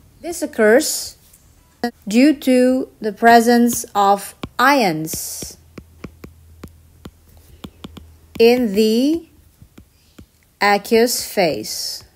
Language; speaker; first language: English; non-native, fluent; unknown